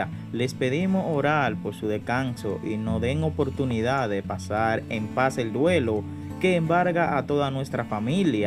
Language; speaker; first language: Spanish; native; Spanish